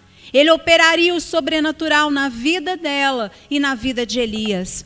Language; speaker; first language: Portuguese; native; Portuguese